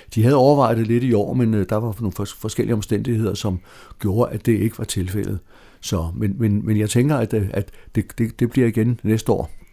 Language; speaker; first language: Danish; native; Danish